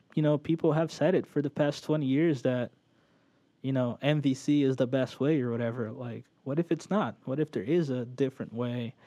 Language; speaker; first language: English; early bilingual, other home language; Portuguese